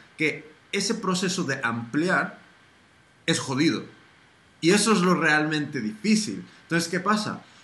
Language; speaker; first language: Spanish; early bilingual, heritage; Spanish